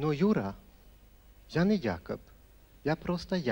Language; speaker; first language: Russian; non-native, fluent; Swedish